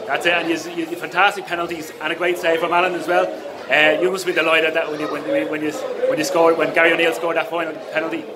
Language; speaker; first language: English; native; English